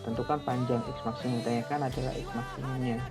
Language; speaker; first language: Indonesian; native; Indonesian